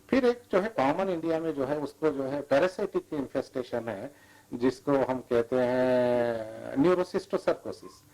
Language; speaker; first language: Hindi; native; Hindi